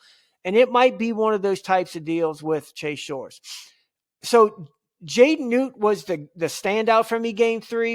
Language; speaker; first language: English; native; English